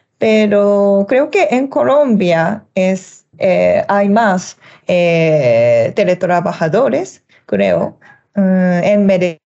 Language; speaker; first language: Spanish; non-native, learner; Japanese